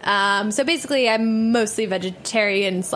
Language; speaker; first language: English; native; English